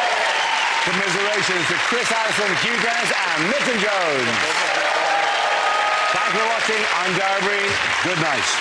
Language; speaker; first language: English; native; English